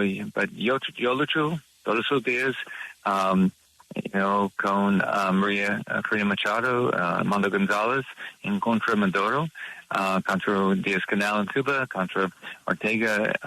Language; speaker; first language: Spanish; non-native, learner; English